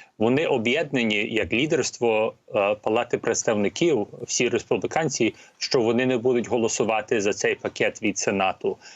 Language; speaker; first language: Ukrainian; early bilingual, heritage; Ukrainian